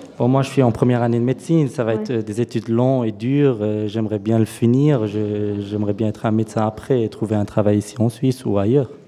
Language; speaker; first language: French; non-native, fluent; Arabic